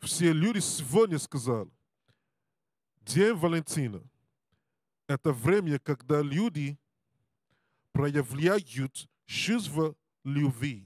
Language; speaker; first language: Russian; non-native, learner; Portuguese